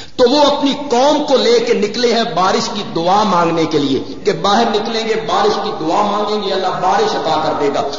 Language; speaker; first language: Urdu; non-native, local second language; Punjabi